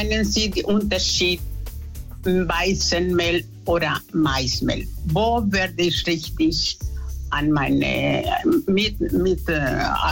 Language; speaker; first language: German; non-native, learner; Spanish